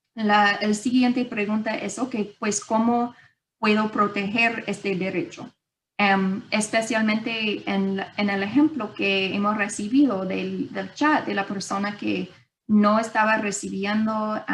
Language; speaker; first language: Spanish; non-native, fluent; English